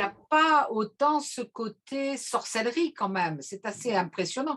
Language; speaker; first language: French; native; French